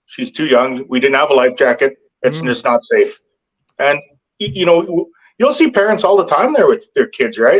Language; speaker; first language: English; native; English